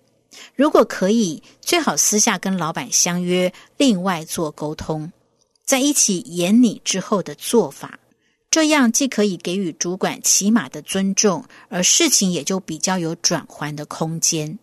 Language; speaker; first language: Chinese; native; Chinese